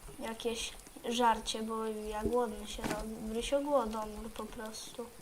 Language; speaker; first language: Polish; native; Polish